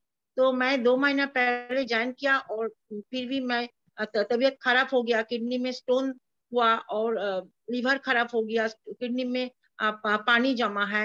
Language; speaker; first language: Hindi; non-native, local second language; Bangla